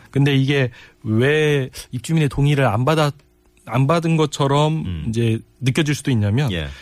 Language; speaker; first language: Korean; native; Korean